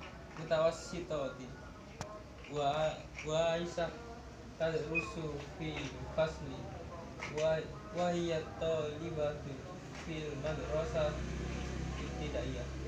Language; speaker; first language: Arabic; non-native, learner; Indonesian